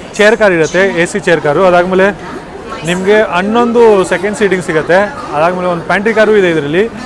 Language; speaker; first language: Kannada; non-native, local second language; Hindi